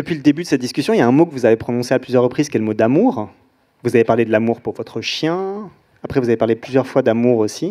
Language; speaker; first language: French; native; French